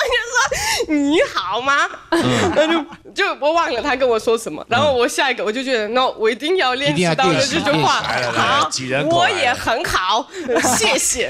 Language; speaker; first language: Chinese; non-native, fluent; Russian